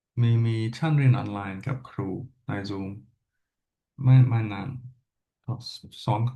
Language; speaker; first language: Thai; non-native, learner; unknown